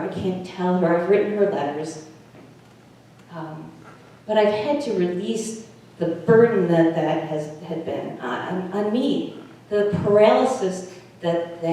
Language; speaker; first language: English; native; English